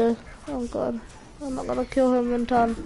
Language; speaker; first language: English; native; English